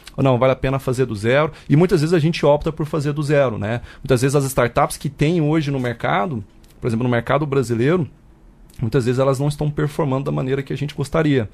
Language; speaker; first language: Portuguese; native; Portuguese